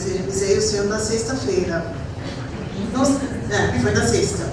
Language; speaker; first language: Portuguese; non-native, fluent; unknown